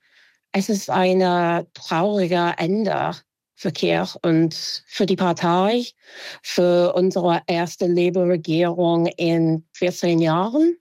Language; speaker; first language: German; non-native, fluent; English